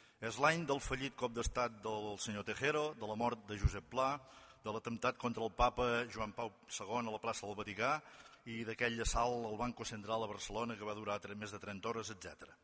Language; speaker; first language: Catalan; native; Catalan